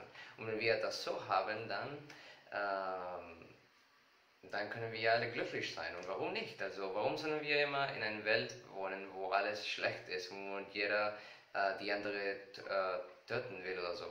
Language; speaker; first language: German; non-native, learner; Spanish